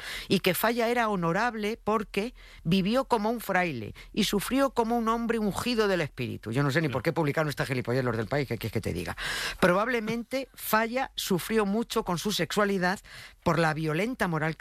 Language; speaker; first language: Spanish; native; Spanish